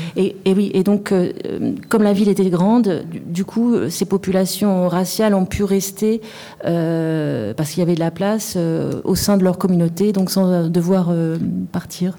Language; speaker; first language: French; native; French